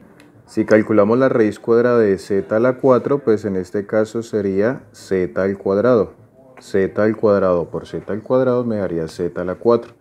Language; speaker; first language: Spanish; native; Spanish